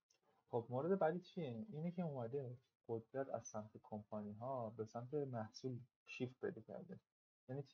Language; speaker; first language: Persian; native; Persian